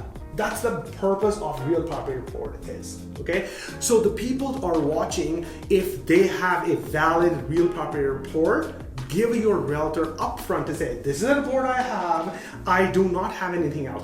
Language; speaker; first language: English; non-native, fluent; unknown